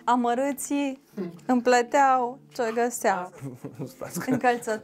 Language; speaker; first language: Romanian; native; Romanian